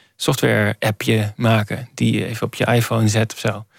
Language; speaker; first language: Dutch; native; Dutch